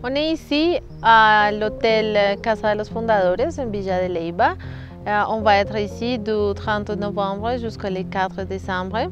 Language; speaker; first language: French; non-native, fluent; Spanish